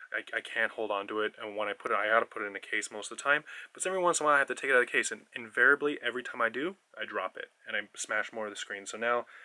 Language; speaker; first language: English; native; English